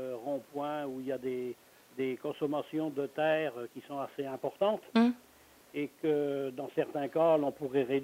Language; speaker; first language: French; native; French